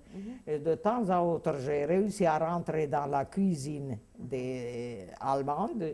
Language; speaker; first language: French; non-native, fluent; Hungarian